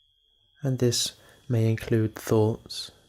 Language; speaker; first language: English; native; English